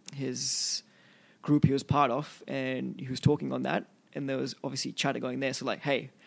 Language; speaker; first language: English; early bilingual, other home language; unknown